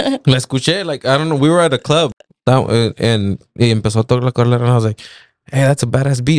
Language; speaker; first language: English; early bilingual, other home language; Spanish